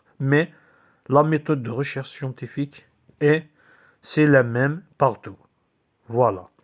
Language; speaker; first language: French; non-native, local second language; Kabyle